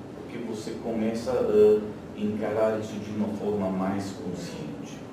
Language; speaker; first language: Portuguese; non-native, fluent; Slovenian